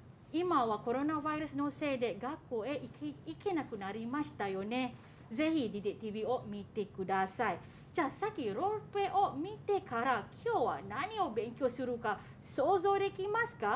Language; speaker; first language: Japanese; non-native, fluent; Malay